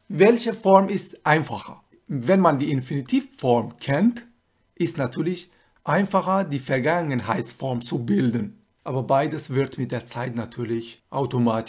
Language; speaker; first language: German; non-native, fluent; Persian